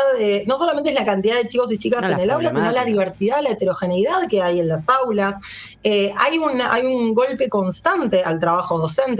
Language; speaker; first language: Spanish; native; Spanish